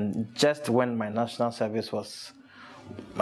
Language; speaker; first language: English; non-native, local second language; Akan